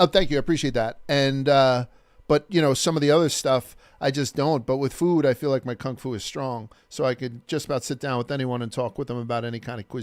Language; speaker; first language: English; native; English